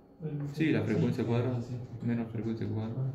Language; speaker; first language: Spanish; native; Spanish